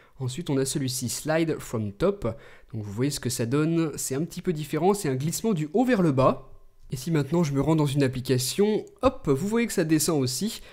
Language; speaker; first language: French; native; French